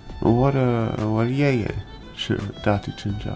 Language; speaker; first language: Chinese; non-native, learner; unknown